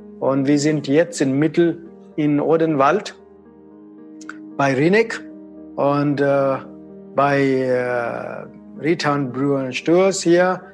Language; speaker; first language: German; non-native, fluent; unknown